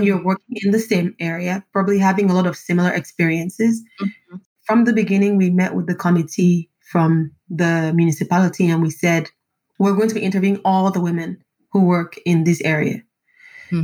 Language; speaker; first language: English; non-native, local second language; Yoruba